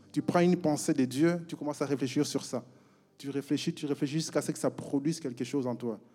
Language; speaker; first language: French; non-native, local second language; Lingala